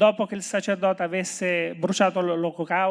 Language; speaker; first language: Italian; native; Italian